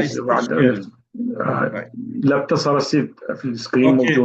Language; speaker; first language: Arabic; native; Arabic